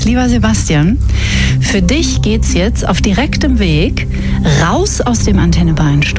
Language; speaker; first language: German; native; German